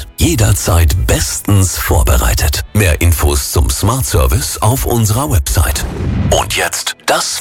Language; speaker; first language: German; native; German